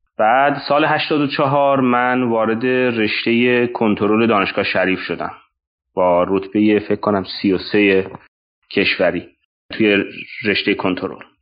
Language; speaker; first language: Persian; non-native, local second language; Azerbaijani